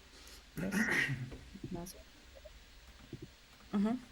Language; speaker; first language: English; non-native, learner; Russian